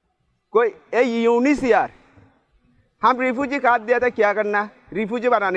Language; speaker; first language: Hindi; non-native, learner; Rohingya